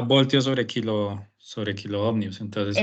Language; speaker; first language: Spanish; native; Spanish